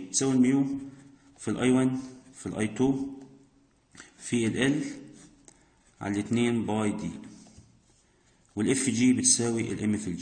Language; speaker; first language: Arabic; native; Arabic